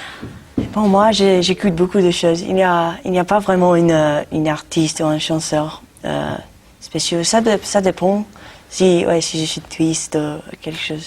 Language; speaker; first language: French; non-native, learner; English